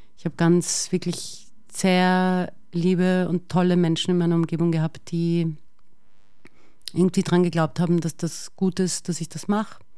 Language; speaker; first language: German; native; German